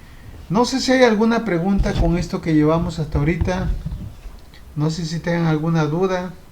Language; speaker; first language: Spanish; native; Spanish